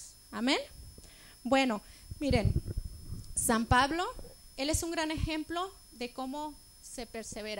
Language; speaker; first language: Spanish; native; Spanish